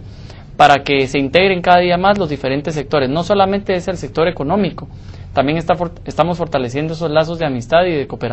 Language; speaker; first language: Spanish; native; Spanish